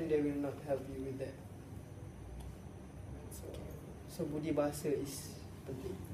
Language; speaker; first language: English; non-native, local second language; Malay